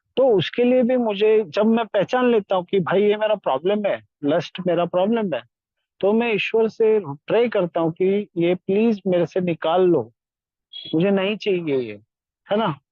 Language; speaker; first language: Hindi; non-native, local second language; Marathi